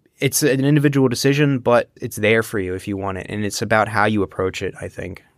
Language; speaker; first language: English; native; English